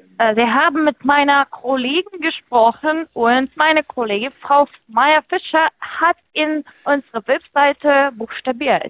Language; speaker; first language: German; non-native, fluent; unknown